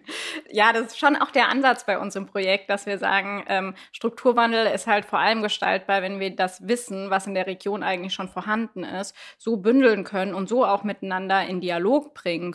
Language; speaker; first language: German; native; German